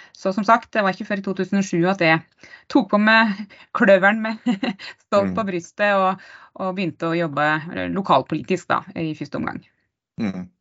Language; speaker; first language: Norwegian; native; Norwegian